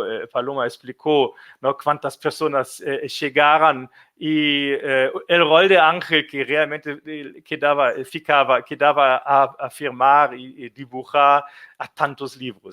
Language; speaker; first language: Spanish; non-native, fluent; German